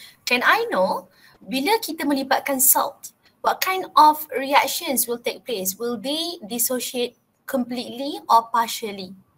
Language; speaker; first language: English; non-native, local second language; Malay